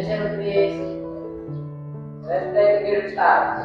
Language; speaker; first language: English; non-native, learner; Indonesian